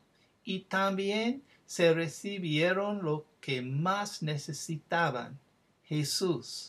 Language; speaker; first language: Spanish; non-native, fluent; English